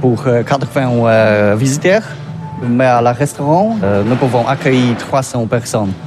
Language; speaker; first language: French; non-native, learner; Polish